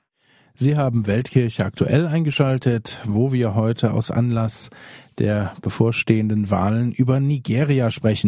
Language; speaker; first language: German; native; German